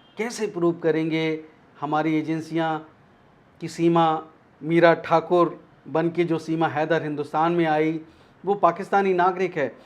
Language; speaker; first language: Hindi; native; Hindi